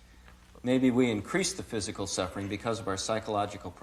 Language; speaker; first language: English; native; English